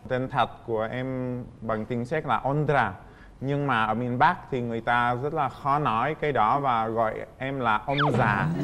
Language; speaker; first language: Vietnamese; non-native, fluent; Czech